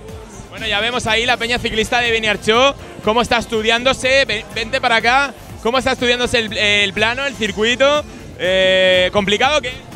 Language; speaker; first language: Spanish; native; Spanish